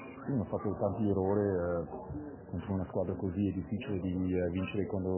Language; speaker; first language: Italian; non-native, learner; English